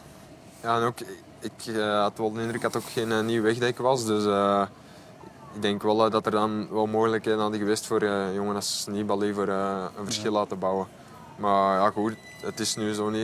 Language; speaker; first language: Dutch; native; Dutch